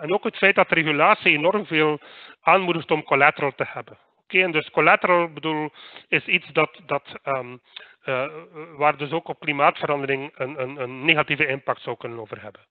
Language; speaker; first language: Dutch; native; Dutch